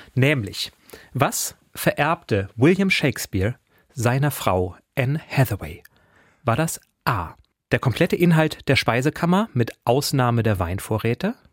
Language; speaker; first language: German; native; German